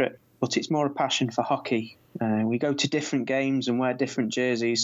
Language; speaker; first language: English; non-native, fluent; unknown